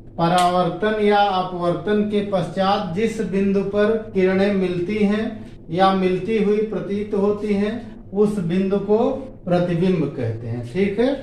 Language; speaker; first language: Hindi; native; Hindi